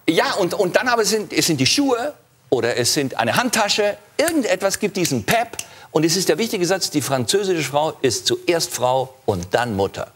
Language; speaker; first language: German; native; German